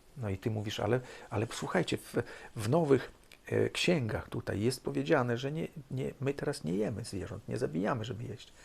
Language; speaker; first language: Polish; early bilingual, heritage; Polish